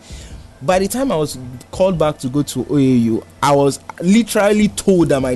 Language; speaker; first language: English; non-native, local second language; Yoruba